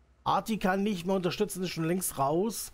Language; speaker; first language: German; native; German